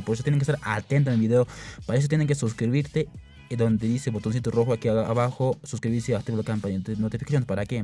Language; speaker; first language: Spanish; non-native, local second language; Quechua